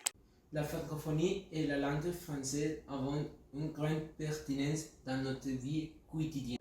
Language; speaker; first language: French; non-native, learner; Spanish